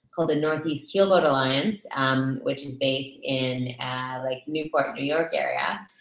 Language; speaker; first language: English; native; English